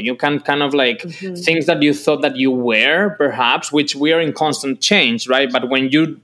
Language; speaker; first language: English; non-native, fluent; Spanish